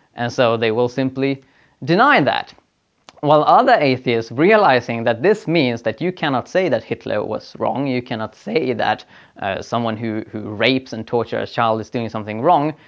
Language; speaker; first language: English; non-native, fluent; Swedish